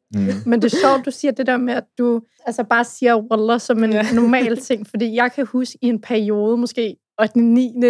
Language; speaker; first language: Danish; native; Danish